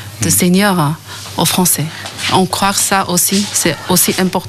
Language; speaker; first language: French; non-native, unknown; Chinese